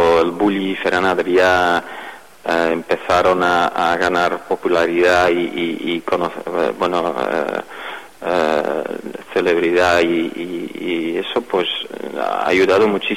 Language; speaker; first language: Spanish; non-native, fluent; Dutch